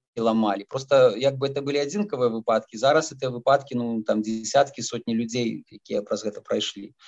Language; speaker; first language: Belarusian; native; Belarusian